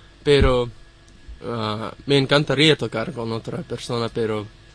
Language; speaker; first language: Spanish; non-native, learner; English